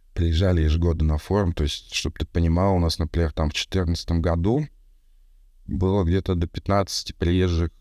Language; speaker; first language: Russian; native; Russian